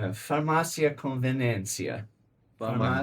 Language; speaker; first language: Portuguese; non-native, learner; English